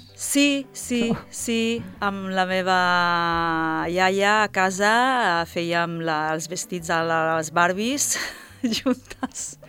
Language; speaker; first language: Catalan; non-native, fluent; Italian